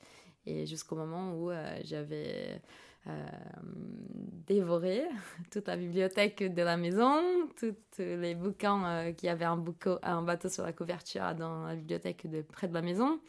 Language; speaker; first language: French; non-native, fluent; Portuguese